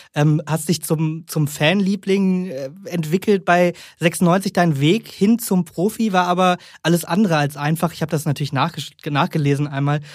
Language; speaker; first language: German; native; German